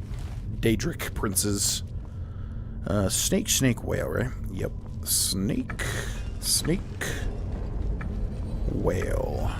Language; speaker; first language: English; native; English